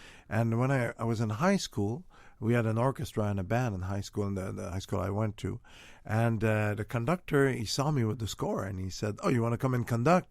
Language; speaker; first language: English; non-native, fluent; French